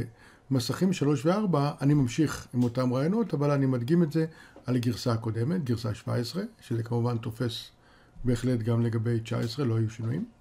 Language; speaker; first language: Hebrew; native; Hebrew